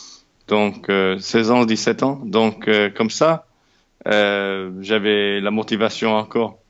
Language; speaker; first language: French; non-native, fluent; English